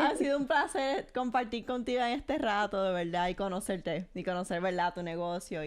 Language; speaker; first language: Spanish; native; Spanish